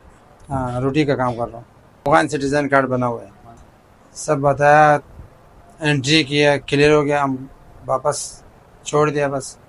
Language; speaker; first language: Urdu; non-native, fluent; Pashto